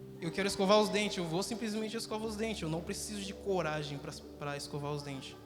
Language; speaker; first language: Portuguese; non-native, fluent; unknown